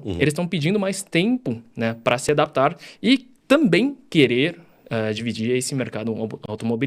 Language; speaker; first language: Portuguese; early bilingual, other home language; Chinese